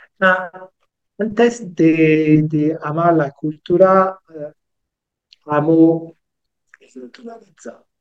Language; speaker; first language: Spanish; non-native, learner; French